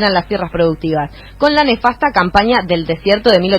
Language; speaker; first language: Spanish; native; Spanish